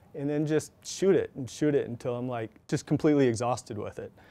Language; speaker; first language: English; native; English